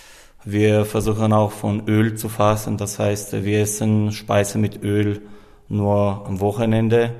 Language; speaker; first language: German; non-native, fluent; Romanian